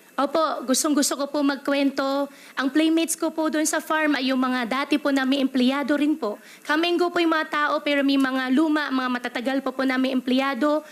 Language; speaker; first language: Filipino; native; Filipino